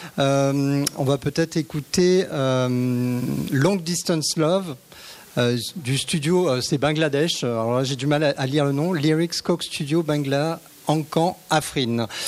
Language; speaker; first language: French; native; French